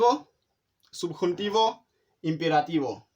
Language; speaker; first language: Spanish; non-native, fluent; Haitian Creole